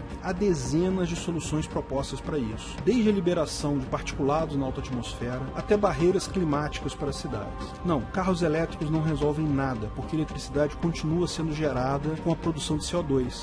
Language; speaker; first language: Portuguese; native; Portuguese